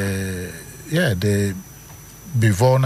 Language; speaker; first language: Dutch; non-native, fluent; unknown